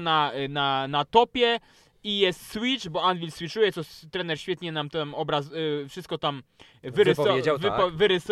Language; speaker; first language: Polish; native; Polish